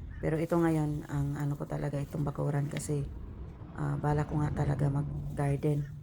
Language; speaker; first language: Filipino; non-native, local second language; Cebuano